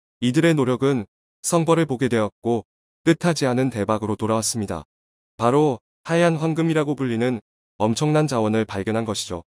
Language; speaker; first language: Korean; native; Korean